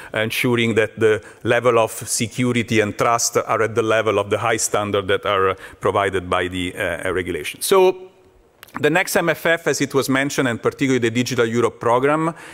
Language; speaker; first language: English; non-native, fluent; Italian